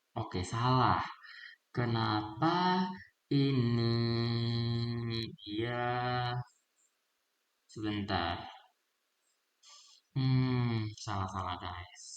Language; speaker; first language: Indonesian; native; Indonesian